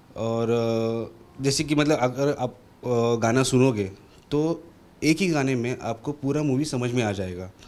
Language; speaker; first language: Hindi; non-native, local second language; Marathi